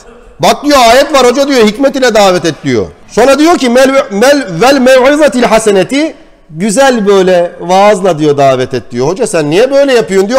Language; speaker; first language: Turkish; native; Turkish